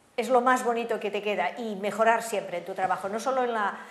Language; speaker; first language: Spanish; native; Spanish